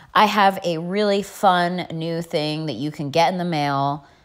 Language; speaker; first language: English; native; English